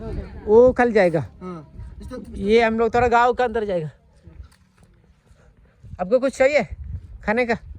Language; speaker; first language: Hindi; non-native, local second language; Malayalam